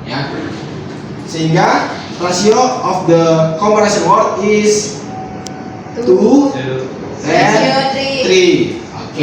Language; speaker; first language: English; non-native, learner; Indonesian